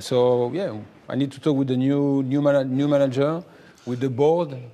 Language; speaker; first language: English; non-native, fluent; French